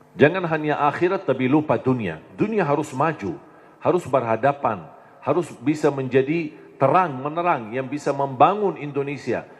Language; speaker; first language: Indonesian; non-native, fluent; Arabic